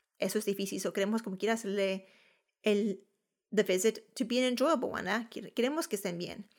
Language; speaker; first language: Spanish; early bilingual, heritage; Spanish